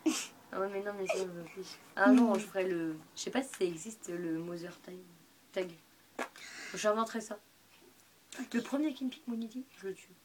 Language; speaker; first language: French; native; French